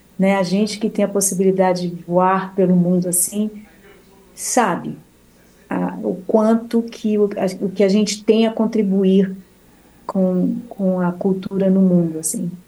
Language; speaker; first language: Portuguese; native; Portuguese